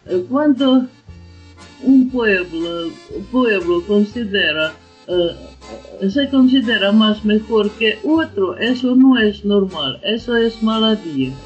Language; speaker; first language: Spanish; non-native, learner; Ukrainian